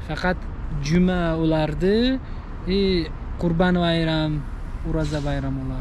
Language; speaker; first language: Turkish; non-native, learner; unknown